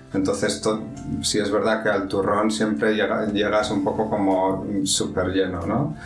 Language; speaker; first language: Spanish; native; Spanish